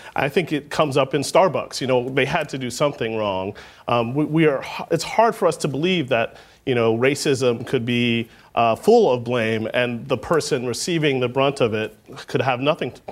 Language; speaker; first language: English; native; English